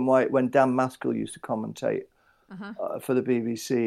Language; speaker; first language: English; native; English